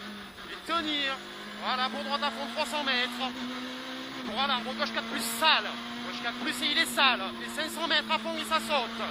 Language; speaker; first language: French; native; French